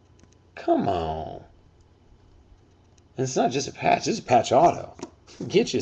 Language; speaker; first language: English; native; English